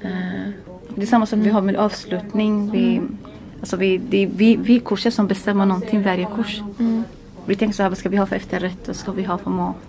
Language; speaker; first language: Swedish; non-native, learner; Arabic